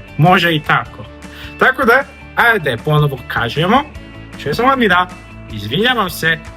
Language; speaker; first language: Bosnian; non-native, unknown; Korean